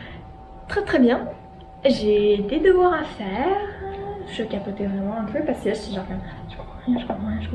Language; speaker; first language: French; native; French